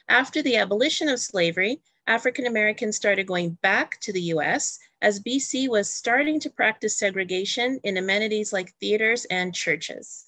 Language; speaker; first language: English; native; English